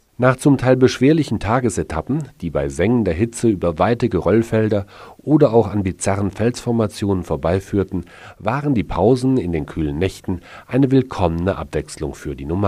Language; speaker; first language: German; native; German